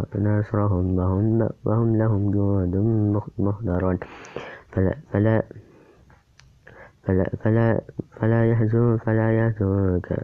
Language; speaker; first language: Arabic; non-native, learner; Indonesian